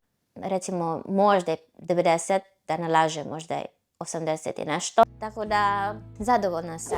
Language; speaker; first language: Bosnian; non-native, fluent; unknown